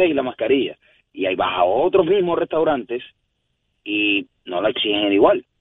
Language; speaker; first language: Spanish; native; Spanish